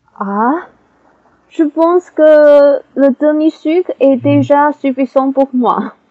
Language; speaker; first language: French; non-native, learner; Chinese